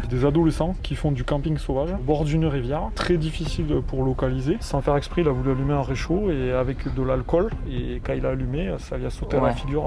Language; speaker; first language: French; native; French